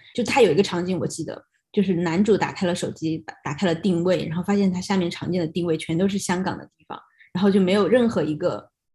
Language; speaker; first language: Chinese; native; Chinese